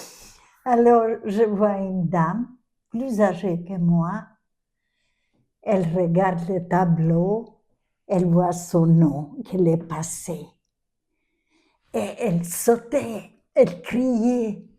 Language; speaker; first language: French; non-native, fluent; Albanian